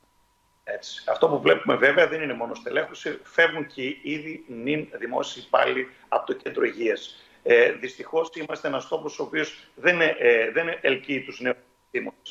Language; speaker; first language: Greek; native; Greek